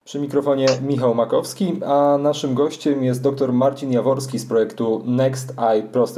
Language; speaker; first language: Polish; native; Polish